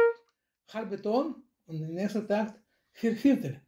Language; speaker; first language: German; non-native, fluent; Russian